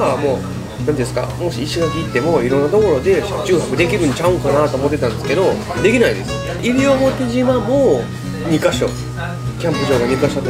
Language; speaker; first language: Japanese; native; Japanese